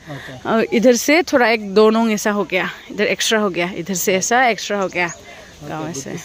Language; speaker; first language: Hindi; non-native, local second language; Bodo